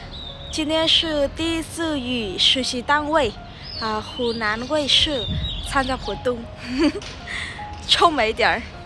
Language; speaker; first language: Chinese; non-native, fluent; Vietnamese